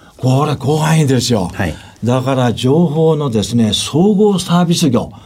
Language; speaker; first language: Japanese; native; Japanese